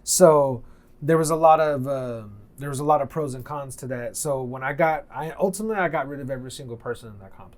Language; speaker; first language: English; native; English